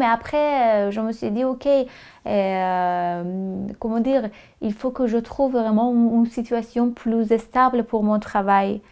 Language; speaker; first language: French; non-native, fluent; Persian